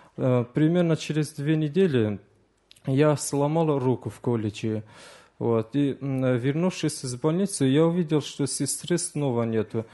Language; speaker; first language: Russian; early bilingual, other home language; Azerbaijani